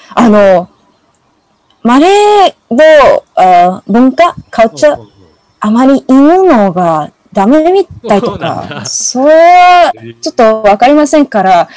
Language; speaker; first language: Japanese; non-native, learner; English